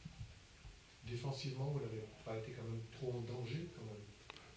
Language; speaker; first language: French; native; French